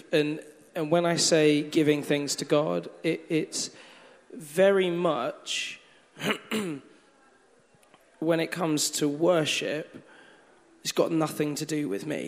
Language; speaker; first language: English; native; English